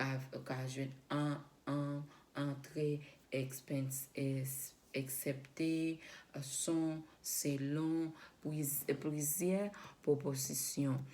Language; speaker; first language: French; non-native, learner; Spanish